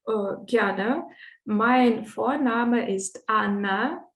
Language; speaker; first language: German; non-native, fluent; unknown